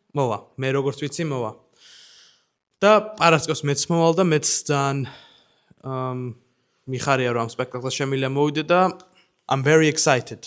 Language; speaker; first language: Georgian; native; Georgian